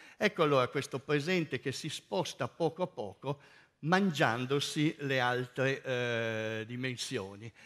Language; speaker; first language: Italian; native; Italian